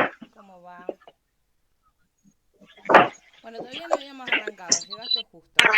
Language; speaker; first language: Spanish; native; Spanish